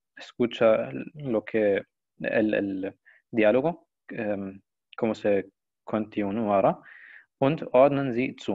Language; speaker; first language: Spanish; non-native, learner; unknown